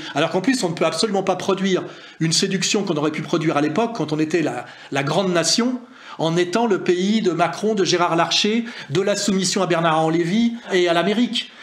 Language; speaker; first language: French; native; French